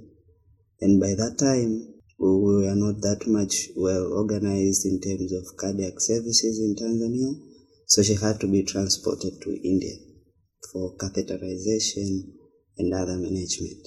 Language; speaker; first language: English; non-native, local second language; Swahili